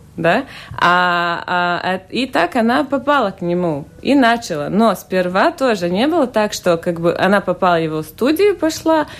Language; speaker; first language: Russian; non-native, local second language; Latvian